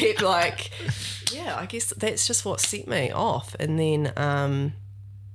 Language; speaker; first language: English; native; English